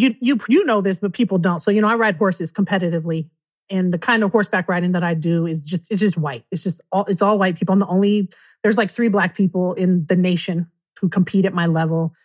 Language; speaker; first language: English; native; English